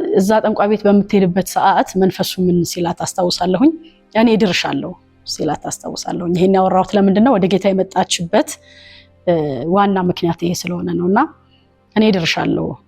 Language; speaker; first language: Amharic; native; Amharic